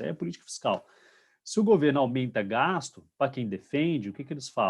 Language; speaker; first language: Portuguese; native; Portuguese